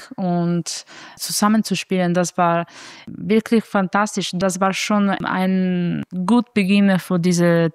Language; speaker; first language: German; non-native, fluent; Italian